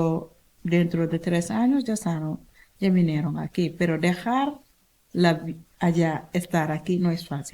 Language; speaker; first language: Spanish; non-native, learner; Wolof